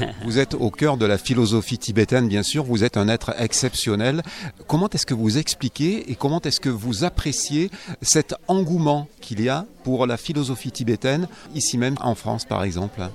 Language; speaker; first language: French; native; French